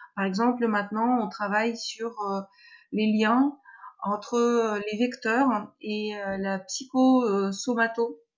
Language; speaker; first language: French; non-native, fluent; Russian